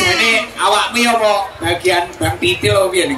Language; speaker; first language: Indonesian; non-native, local second language; Javanese